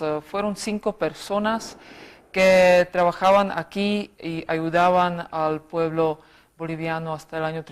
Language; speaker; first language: Spanish; non-native, fluent; Czech